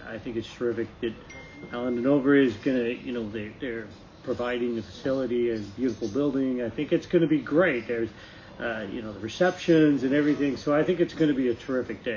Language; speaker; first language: English; native; English